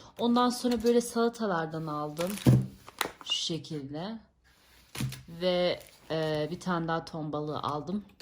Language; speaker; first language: Turkish; early bilingual, heritage; Turkish